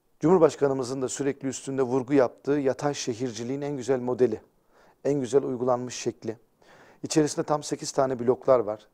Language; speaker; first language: Turkish; native; Turkish